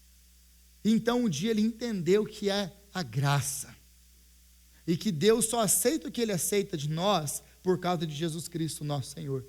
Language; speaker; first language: Portuguese; native; Portuguese